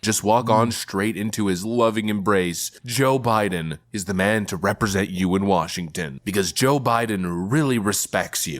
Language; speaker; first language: English; native; English